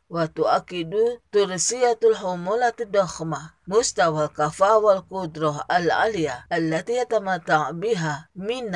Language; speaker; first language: Arabic; non-native, fluent; Indonesian